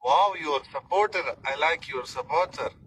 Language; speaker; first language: English; non-native, learner; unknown